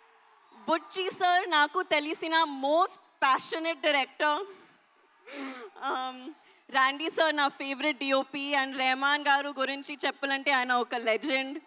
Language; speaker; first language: Telugu; non-native, learner; Hindi